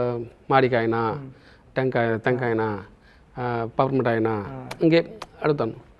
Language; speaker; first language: Telugu; non-native, learner; Tamil